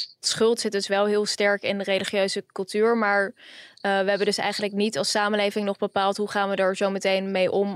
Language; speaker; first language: Dutch; native; Dutch